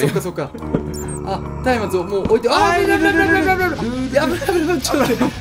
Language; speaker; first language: Japanese; native; Japanese